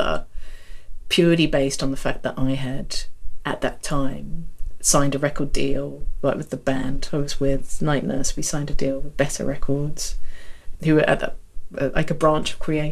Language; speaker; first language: English; native; English